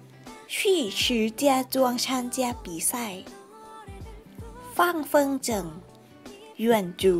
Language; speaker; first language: Chinese; non-native, learner; Thai